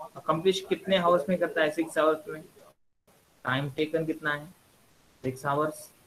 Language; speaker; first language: Hindi; non-native, local second language; Marathi